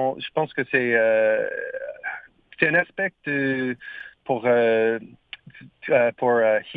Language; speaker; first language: French; non-native, learner; English